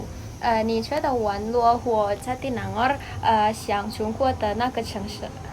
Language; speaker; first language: Chinese; non-native, learner; Indonesian